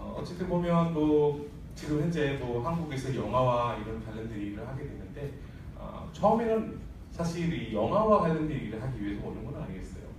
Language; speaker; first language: Korean; non-native, fluent; Bangla